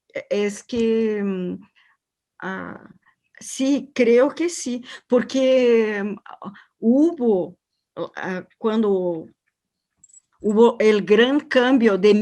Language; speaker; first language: Spanish; non-native, learner; Portuguese